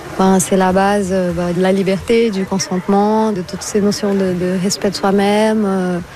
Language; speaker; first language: French; non-native, fluent; Portuguese